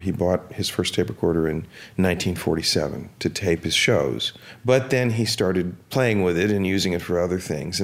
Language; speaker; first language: English; native; English